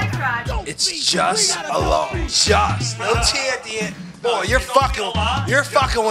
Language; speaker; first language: English; native; English